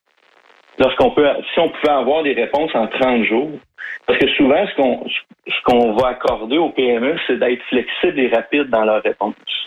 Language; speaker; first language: French; native; French